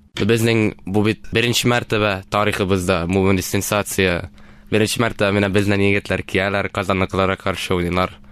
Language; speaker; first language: Tatar; early bilingual, heritage; Tatar